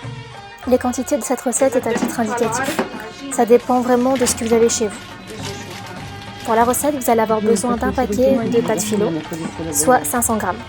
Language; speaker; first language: French; native; French